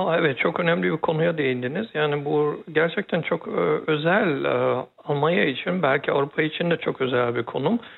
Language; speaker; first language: Turkish; early bilingual, heritage; Turkish